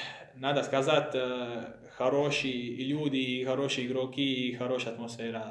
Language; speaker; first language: Russian; non-native, learner; Croatian